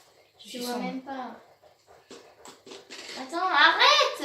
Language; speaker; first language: French; native; French